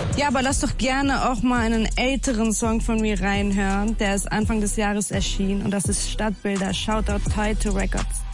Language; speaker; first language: German; early bilingual, other home language; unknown